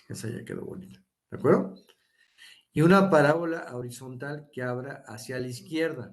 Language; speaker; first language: Spanish; native; Spanish